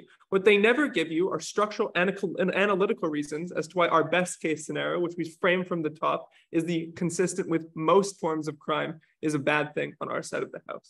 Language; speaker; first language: English; native; English